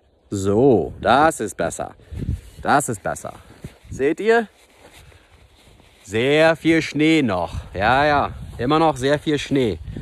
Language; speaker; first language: German; non-native, fluent; English